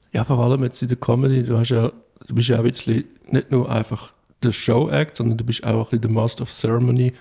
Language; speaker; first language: German; native; German